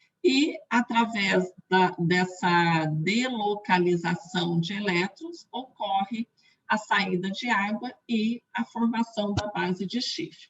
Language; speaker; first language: Portuguese; native; Portuguese